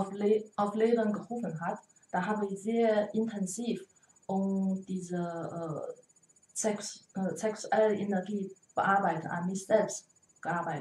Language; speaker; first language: German; non-native, learner; Chinese